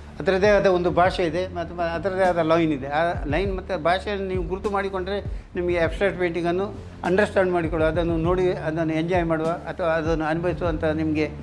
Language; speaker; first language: Kannada; native; Kannada